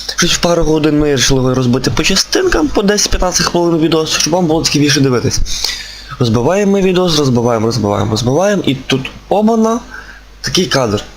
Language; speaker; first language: Ukrainian; native; Ukrainian